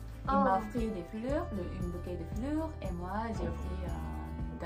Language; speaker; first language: French; non-native, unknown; Japanese